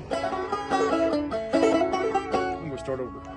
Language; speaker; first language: English; native; English